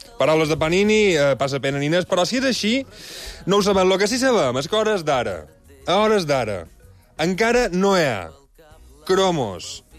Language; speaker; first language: Catalan; native; Catalan